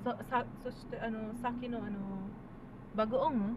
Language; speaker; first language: Japanese; non-native, learner; Filipino